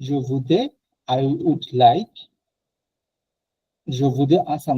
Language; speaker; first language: French; non-native, fluent; Bangla